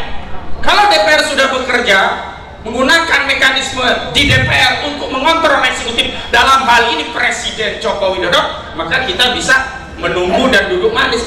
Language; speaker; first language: Indonesian; native; Indonesian